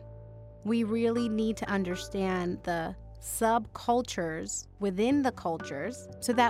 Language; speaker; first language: English; native; English